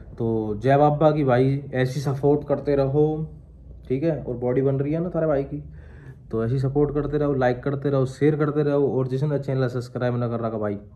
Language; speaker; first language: Hindi; native; Hindi